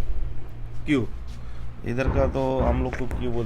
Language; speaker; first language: Hindi; non-native, learner; Bangla